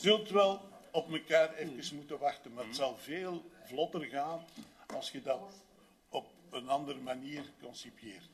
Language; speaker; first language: Dutch; native; Dutch